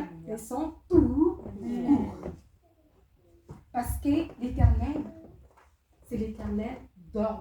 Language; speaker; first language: French; non-native, local second language; Lingala